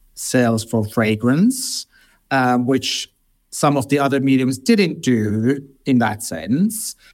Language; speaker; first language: English; non-native, fluent; Finnish